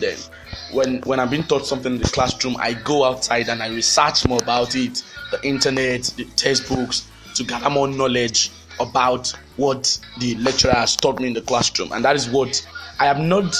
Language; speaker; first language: English; non-native, local second language; Yoruba